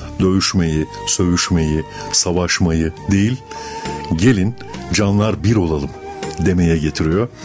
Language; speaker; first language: Turkish; native; Turkish